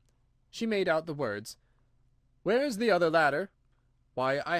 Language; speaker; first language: English; native; English